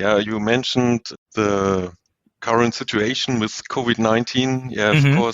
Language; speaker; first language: English; non-native, fluent; German